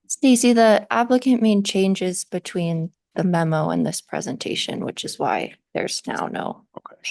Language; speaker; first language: English; native; English